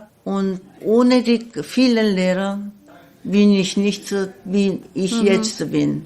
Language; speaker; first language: German; non-native, learner; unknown